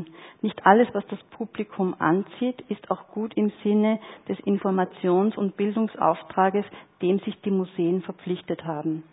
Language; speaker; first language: German; native; German